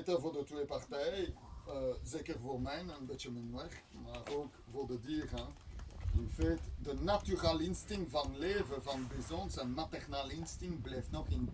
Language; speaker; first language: Dutch; non-native, learner; French